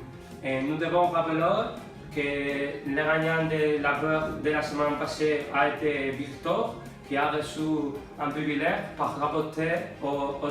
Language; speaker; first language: French; non-native, learner; Spanish